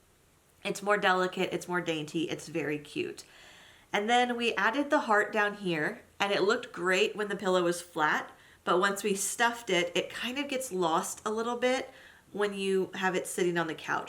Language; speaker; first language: English; native; English